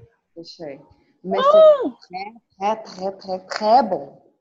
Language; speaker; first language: French; non-native, learner; Portuguese